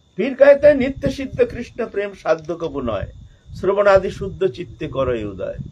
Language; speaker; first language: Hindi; non-native, local second language; Bangla